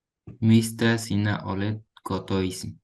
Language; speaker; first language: Finnish; non-native, learner; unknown